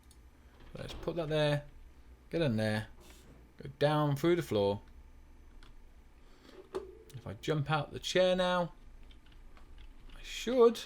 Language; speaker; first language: English; native; English